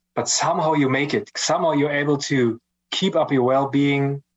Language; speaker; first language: English; non-native, fluent; German